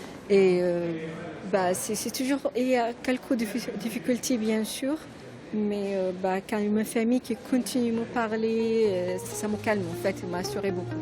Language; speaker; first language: French; non-native, learner; Arabic